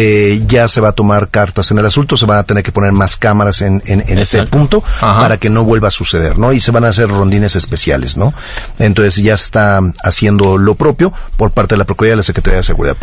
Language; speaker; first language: Spanish; native; Spanish